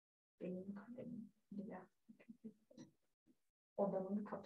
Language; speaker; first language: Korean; non-native, learner; Turkish